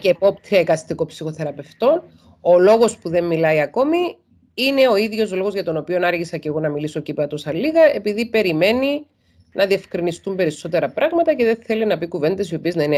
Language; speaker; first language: Greek; native; Greek